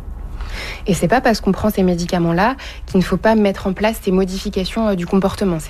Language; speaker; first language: French; native; French